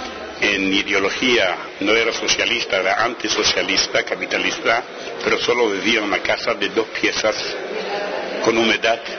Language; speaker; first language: Spanish; non-native, fluent; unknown